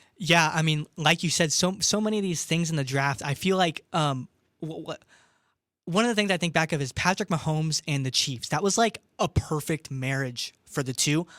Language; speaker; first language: English; native; English